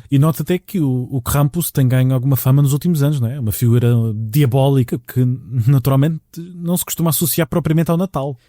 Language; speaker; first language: Portuguese; native; Portuguese